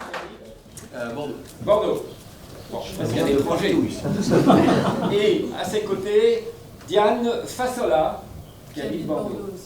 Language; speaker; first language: French; native; French